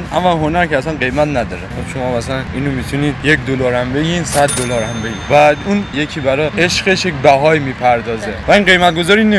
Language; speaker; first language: Persian; native; Persian